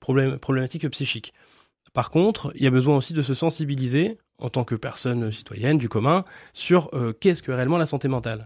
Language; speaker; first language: French; native; French